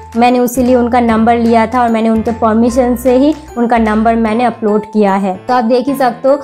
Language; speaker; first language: Hindi; non-native, local second language; Bangla